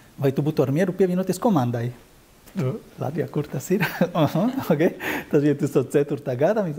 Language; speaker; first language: Latvian; non-native, fluent; Spanish